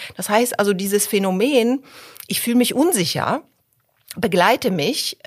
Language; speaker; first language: German; early bilingual, other home language; Polish